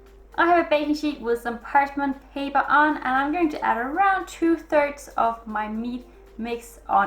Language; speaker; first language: English; non-native, fluent; Danish